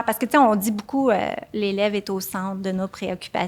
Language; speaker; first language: French; native; French